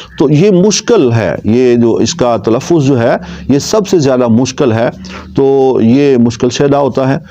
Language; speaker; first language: Urdu; non-native, local second language; Punjabi